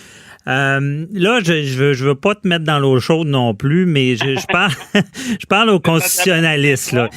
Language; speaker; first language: French; native; French